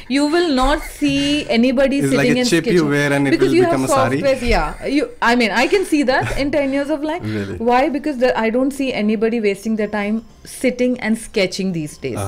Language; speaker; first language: English; non-native, local second language; Malayalam